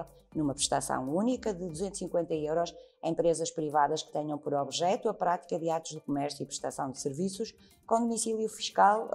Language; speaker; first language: Portuguese; native; Portuguese